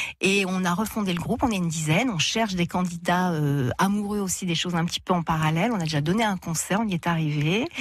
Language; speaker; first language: French; native; French